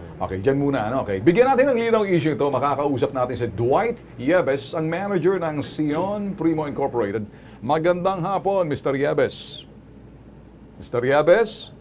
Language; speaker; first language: Filipino; native; Filipino